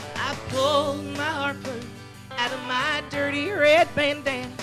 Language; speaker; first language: English; native; English